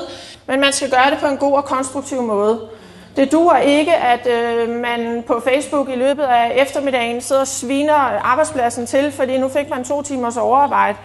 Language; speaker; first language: Danish; native; Danish